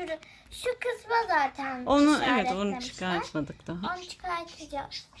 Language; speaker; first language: Turkish; native; Turkish